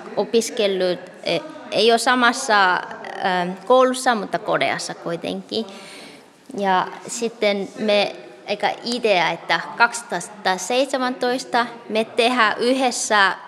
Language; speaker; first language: Finnish; non-native, learner; Korean